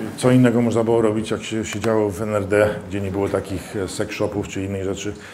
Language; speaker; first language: Polish; early bilingual, heritage; Polish